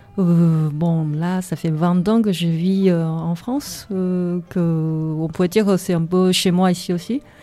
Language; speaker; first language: French; non-native, fluent; Chinese